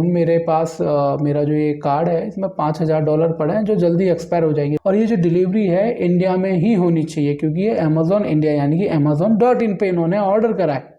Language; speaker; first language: Hindi; native; Hindi